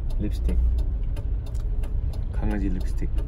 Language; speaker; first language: Korean; non-native, learner; English